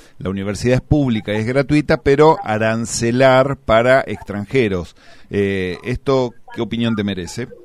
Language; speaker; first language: Spanish; native; Spanish